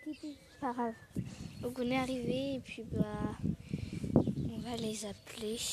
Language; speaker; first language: French; native; French